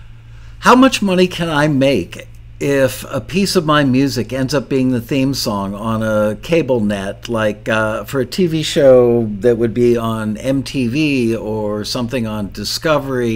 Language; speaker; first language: English; native; English